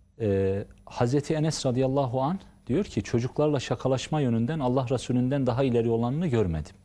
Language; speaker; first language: Turkish; native; Turkish